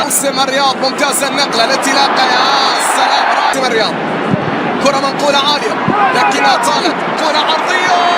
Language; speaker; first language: Arabic; native; Arabic